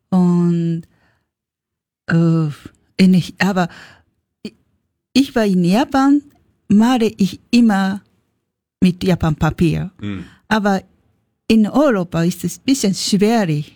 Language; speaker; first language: German; non-native, learner; Japanese